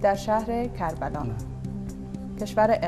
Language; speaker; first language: Persian; native; Persian